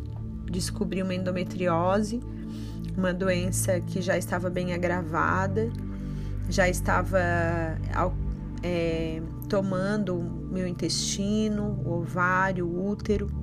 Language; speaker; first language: Portuguese; native; Portuguese